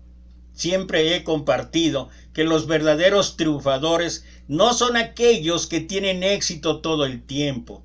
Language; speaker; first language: Spanish; native; Spanish